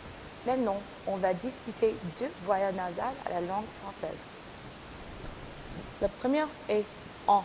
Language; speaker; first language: French; non-native, learner; English